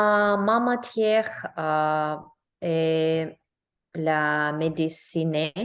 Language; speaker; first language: French; non-native, learner; English